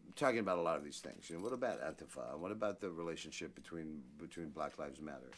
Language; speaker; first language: English; native; English